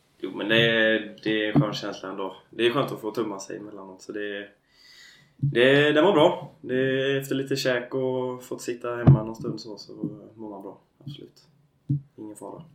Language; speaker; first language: Swedish; native; Swedish